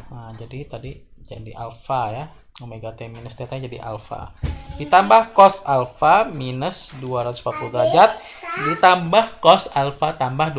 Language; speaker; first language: Indonesian; native; Indonesian